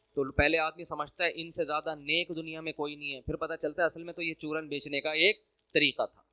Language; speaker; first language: Urdu; native; Urdu